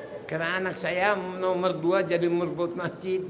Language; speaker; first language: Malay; non-native, local second language; Sundanese